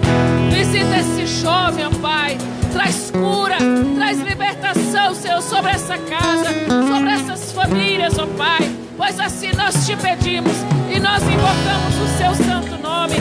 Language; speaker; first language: Portuguese; native; Portuguese